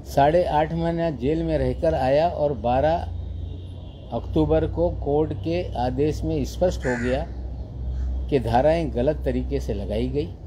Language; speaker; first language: Hindi; native; Hindi